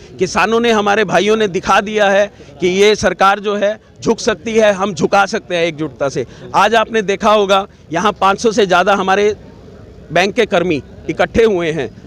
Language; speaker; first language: Hindi; native; Hindi